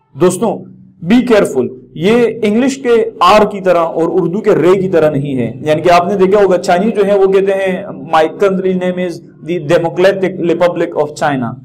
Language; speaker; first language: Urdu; native; Urdu